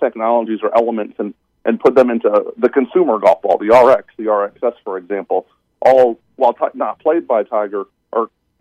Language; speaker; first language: English; native; English